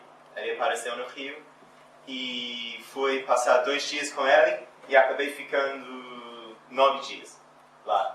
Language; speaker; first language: Portuguese; non-native, fluent; English